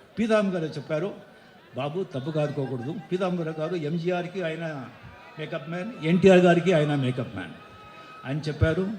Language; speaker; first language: Telugu; non-native, fluent; Marathi